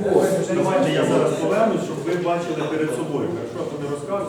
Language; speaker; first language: Ukrainian; native; Ukrainian